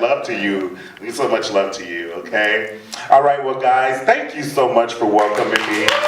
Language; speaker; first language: English; native; English